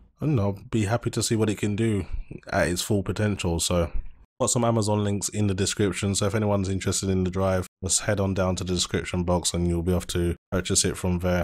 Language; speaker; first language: English; native; English